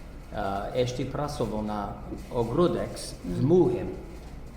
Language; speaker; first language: Polish; early bilingual, heritage; Polish